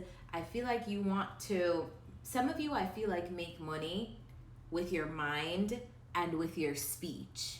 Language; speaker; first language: English; native; English